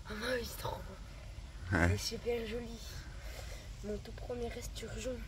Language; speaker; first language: French; native; French